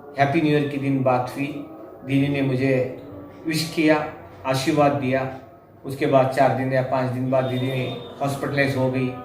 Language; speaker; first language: Urdu; native; Urdu